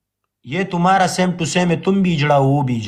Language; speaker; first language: Hindi; non-native, local second language; Pashto